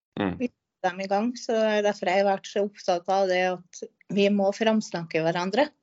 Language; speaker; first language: Norwegian; native; Norwegian